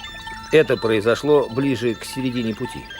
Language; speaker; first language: Russian; native; Russian